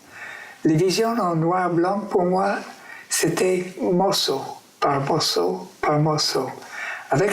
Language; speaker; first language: French; non-native, fluent; English